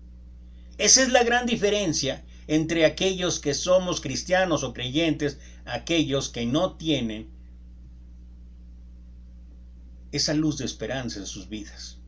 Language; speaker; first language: Spanish; native; Spanish